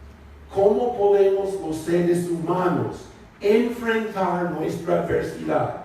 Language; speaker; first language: Spanish; non-native, fluent; English